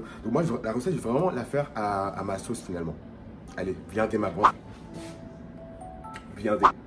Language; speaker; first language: French; native; French